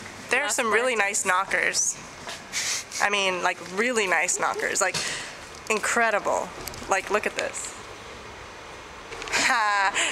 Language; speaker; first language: English; native; English